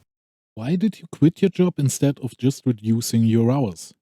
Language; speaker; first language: English; non-native, fluent; German